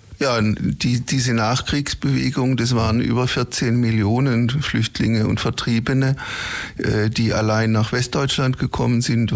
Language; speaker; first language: German; native; German